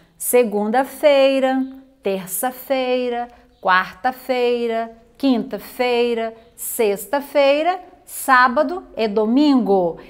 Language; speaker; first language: Portuguese; native; Portuguese